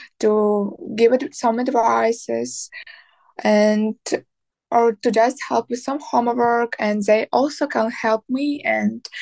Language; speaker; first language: English; non-native, learner; Ukrainian